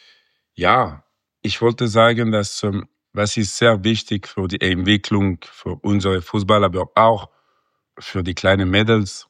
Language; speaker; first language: German; non-native, local second language; French